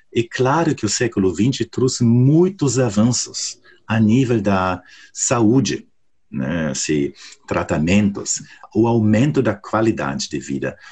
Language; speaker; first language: Portuguese; non-native, fluent; German